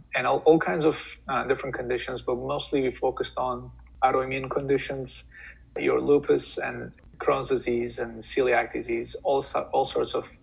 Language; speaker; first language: English; non-native, fluent; Turkish